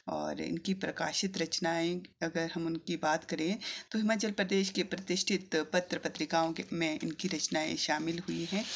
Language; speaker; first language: Hindi; native; Hindi